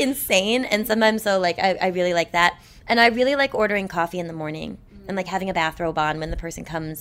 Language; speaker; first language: English; native; English